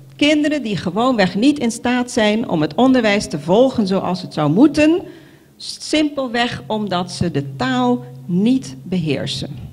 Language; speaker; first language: Dutch; non-native, local second language; Papiamento